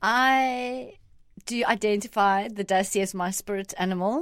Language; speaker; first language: English; non-native, local second language; Italian